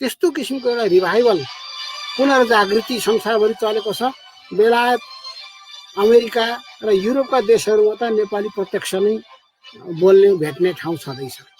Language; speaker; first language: Nepali; native; Nepali